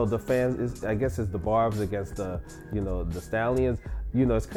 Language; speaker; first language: English; non-native, fluent; Spanish